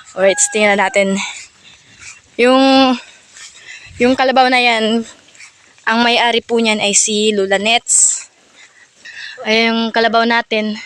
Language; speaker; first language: Filipino; non-native, local second language; Cebuano